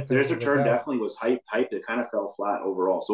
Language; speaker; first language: English; native; English